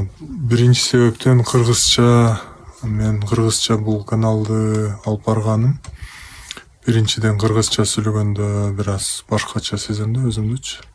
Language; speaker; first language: Kyrgyz; non-native, local second language; Russian